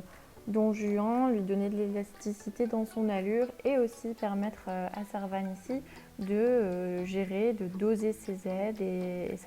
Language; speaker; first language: French; native; French